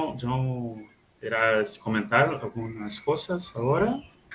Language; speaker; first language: Spanish; non-native, fluent; Portuguese